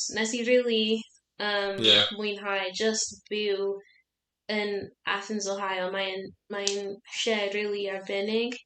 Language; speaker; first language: Welsh; non-native, learner; English